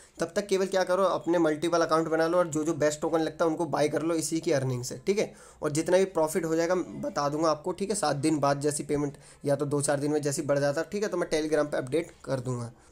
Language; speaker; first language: Hindi; native; Hindi